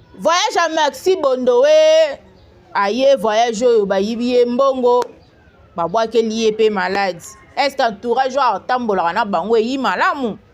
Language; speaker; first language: Lingala; native; Lingala